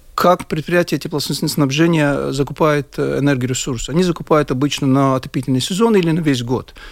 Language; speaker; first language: Russian; non-native, local second language; Latvian